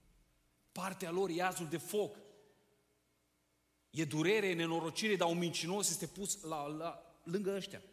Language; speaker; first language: Romanian; native; Romanian